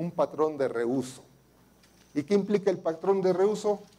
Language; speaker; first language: Spanish; native; Spanish